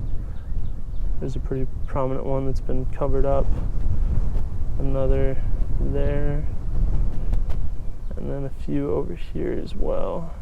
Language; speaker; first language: English; native; English